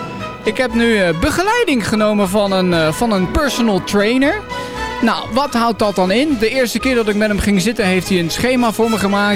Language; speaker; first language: Dutch; native; Dutch